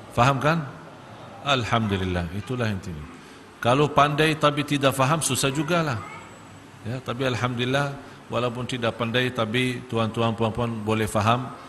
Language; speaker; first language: Malay; non-native, fluent; Arabic